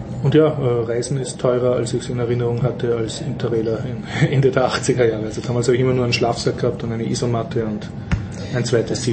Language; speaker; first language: German; native; German